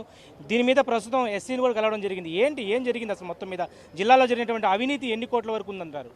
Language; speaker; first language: Telugu; native; Telugu